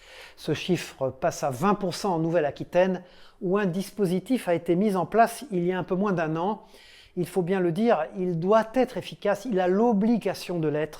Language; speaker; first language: French; native; French